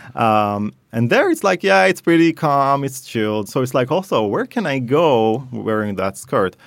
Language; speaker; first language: English; non-native, fluent; Hebrew